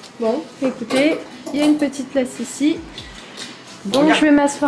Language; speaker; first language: French; native; French